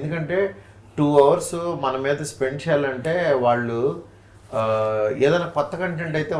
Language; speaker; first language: Telugu; native; Telugu